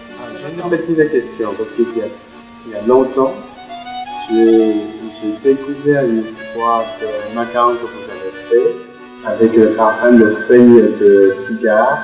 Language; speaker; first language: French; non-native, fluent; Chinese